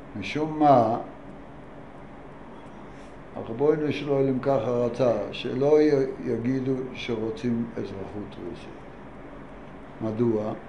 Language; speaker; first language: Hebrew; non-native, fluent; Yiddish